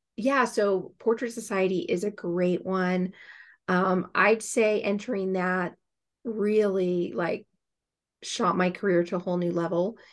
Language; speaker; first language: English; native; English